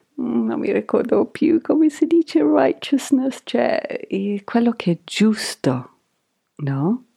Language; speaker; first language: Italian; non-native, fluent; English